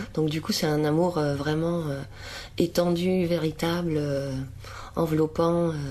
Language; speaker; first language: French; native; French